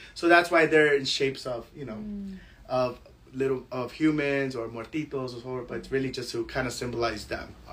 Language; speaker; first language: English; early bilingual, other home language; Spanish